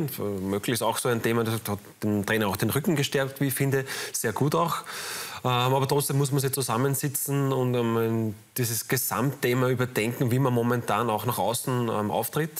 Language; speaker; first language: German; native; German